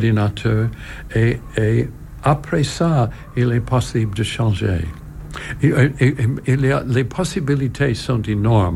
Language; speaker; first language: French; non-native, learner; English